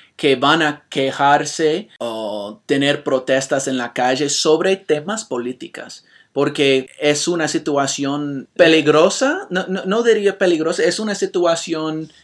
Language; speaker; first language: Spanish; non-native, fluent; English